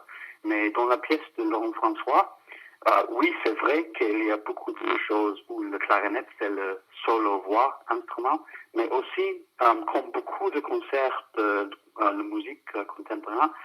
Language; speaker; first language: French; non-native, fluent; English